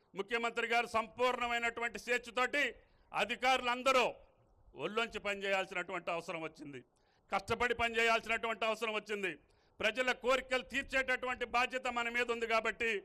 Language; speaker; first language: Telugu; native; Telugu